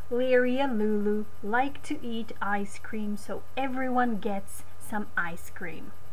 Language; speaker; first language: English; non-native, fluent; Macedonian